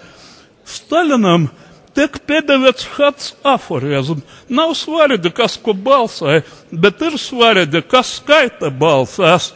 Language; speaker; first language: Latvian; non-native, local second language; Russian